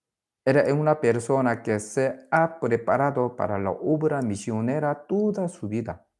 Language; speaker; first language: Spanish; non-native, learner; Korean